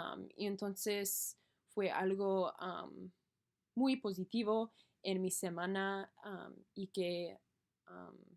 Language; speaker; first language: Spanish; non-native, learner; English